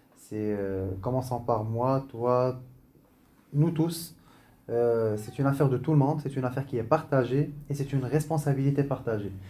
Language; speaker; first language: French; non-native, local second language; Arabic